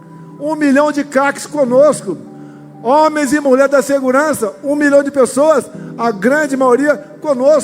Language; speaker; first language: Portuguese; native; Portuguese